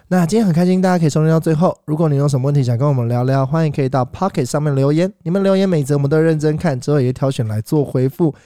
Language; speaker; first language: Chinese; native; Chinese